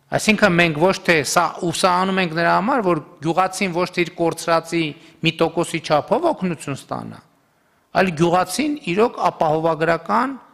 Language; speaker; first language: Armenian; native; Armenian